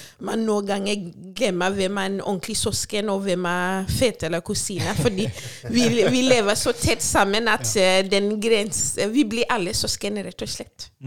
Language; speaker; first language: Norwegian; non-native, fluent; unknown